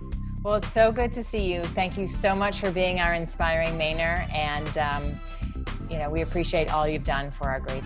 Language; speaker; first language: English; native; English